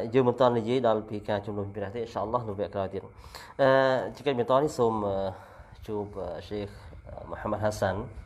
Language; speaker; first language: Khmer; non-native, local second language; Eastern Cham